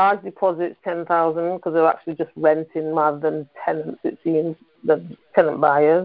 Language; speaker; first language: English; native; English